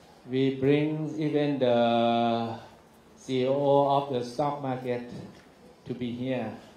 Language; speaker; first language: English; non-native, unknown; Thai